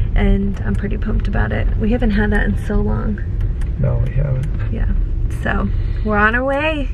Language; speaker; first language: English; native; English